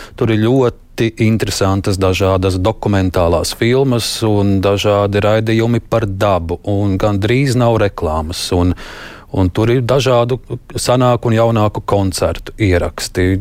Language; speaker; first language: Latvian; native; Latvian